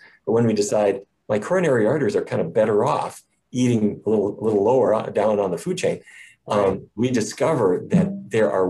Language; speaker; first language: English; native; English